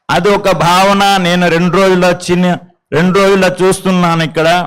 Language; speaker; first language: Telugu; non-native, local second language; Hindi